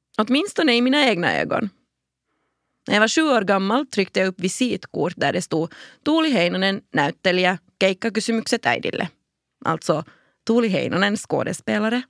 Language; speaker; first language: Swedish; native; Swedish